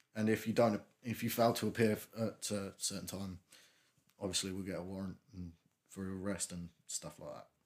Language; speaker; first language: English; native; English